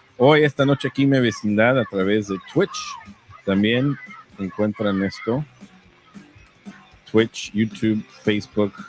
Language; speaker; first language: Spanish; early bilingual, heritage; Spanish